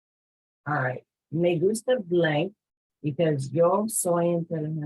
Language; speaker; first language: Spanish; non-native, fluent; English